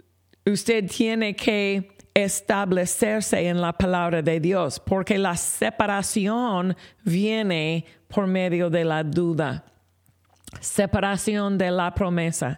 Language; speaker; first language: Spanish; non-native, fluent; English